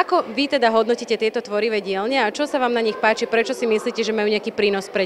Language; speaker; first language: Slovak; native; Slovak